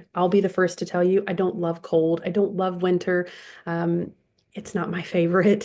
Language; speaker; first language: English; native; English